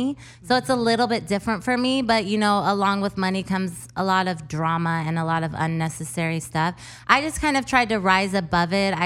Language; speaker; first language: English; native; English